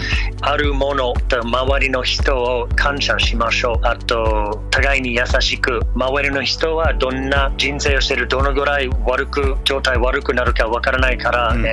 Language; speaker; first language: Japanese; non-native, learner; English